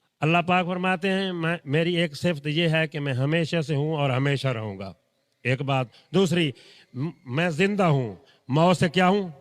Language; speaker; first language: Urdu; non-native, local second language; Saraiki